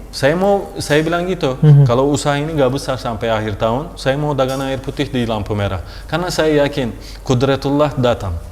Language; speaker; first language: Indonesian; non-native, fluent; Turkish